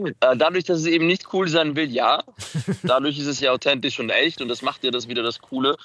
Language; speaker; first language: German; early bilingual, other home language; Macedonian